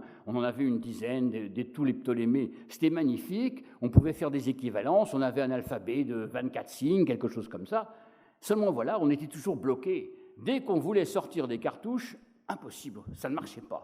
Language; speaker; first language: French; native; French